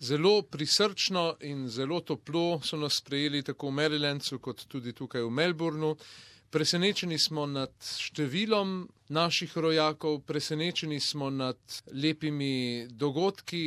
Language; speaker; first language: Slovenian; native; Slovenian